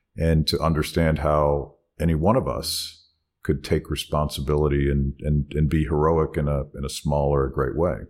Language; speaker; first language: English; native; English